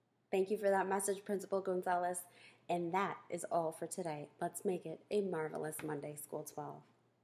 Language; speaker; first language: English; native; English